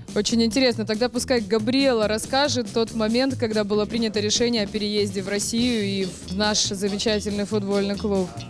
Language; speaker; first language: Russian; native; Russian